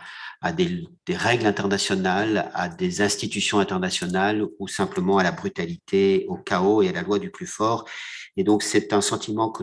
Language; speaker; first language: French; native; French